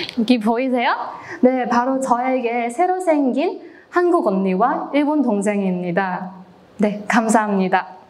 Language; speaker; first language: Korean; non-native, fluent; Cantonese